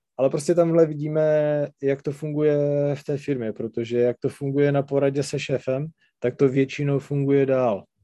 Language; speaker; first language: Czech; non-native, local second language; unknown